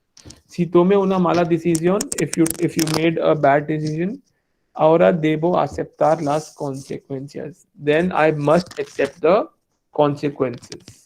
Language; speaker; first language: Spanish; non-native, fluent; Hindi